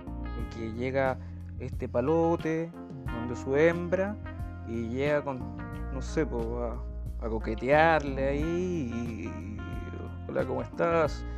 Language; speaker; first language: Spanish; native; Spanish